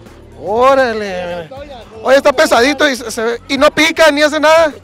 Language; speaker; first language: Spanish; native; Spanish